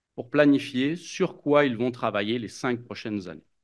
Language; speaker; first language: French; native; French